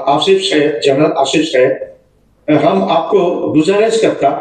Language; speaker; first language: Hindi; non-native, learner; Bangla